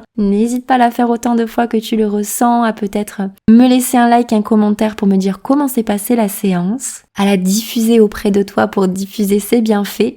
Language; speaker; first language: French; native; French